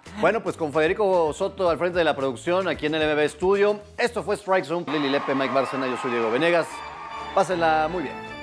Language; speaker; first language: Spanish; native; Spanish